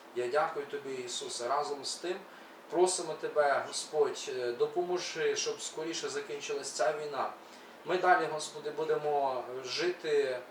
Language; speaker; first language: Ukrainian; native; Ukrainian